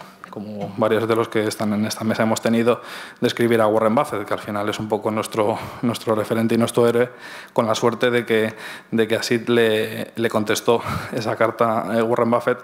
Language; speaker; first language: Spanish; native; Spanish